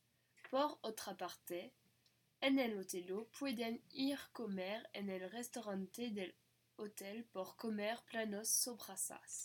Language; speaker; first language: Spanish; non-native, learner; French